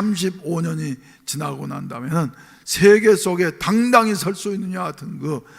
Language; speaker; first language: Korean; native; Korean